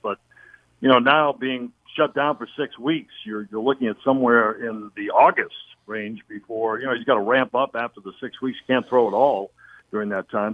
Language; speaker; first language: English; native; English